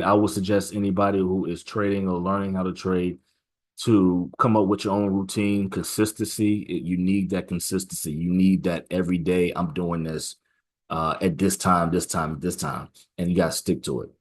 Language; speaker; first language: English; native; English